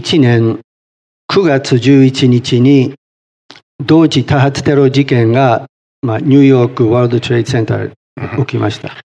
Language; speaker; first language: Japanese; non-native, fluent; English